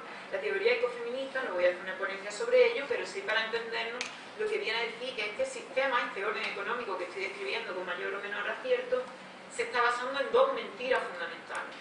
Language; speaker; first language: Spanish; native; Spanish